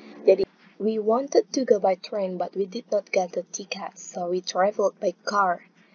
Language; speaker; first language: English; non-native, fluent; Indonesian